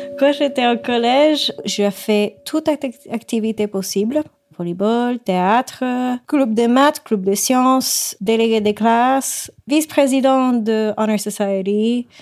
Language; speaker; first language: French; non-native, fluent; Spanish